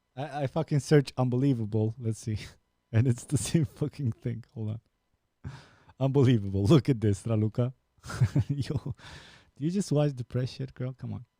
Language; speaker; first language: English; non-native, fluent; Romanian